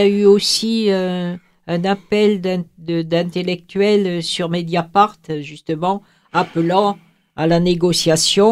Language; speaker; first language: French; native; French